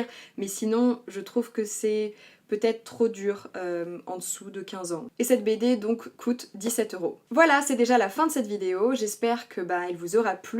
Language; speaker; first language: French; native; French